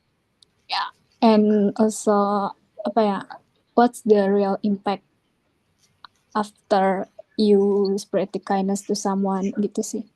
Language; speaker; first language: English; non-native, learner; Indonesian